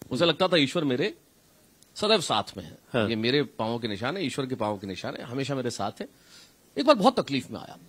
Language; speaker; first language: Hindi; native; Hindi